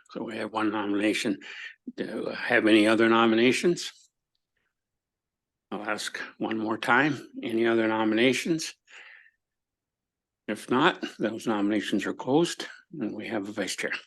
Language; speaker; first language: English; native; English